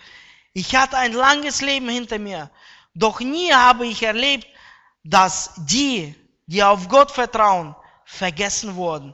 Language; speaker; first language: German; non-native, fluent; Russian